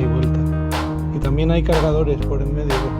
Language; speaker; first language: Spanish; native; Spanish